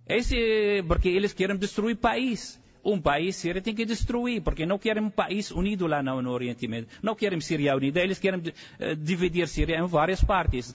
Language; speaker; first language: Portuguese; non-native, fluent; Arabic